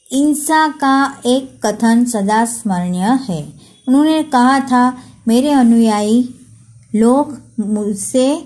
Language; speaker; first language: Hindi; non-native, local second language; Gujarati